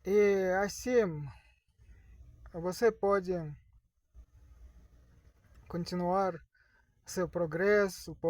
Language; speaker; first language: Portuguese; non-native, learner; Russian